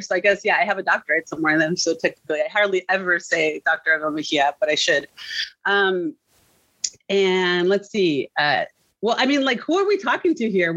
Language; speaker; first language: English; early bilingual, other home language; Spanish